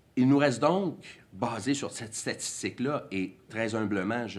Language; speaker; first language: French; native; French